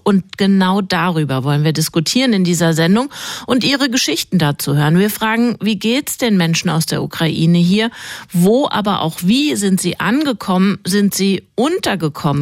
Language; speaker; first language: German; native; German